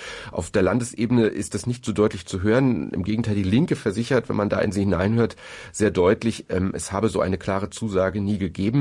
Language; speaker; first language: German; native; German